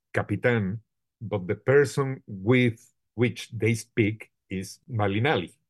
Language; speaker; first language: English; non-native, fluent; Spanish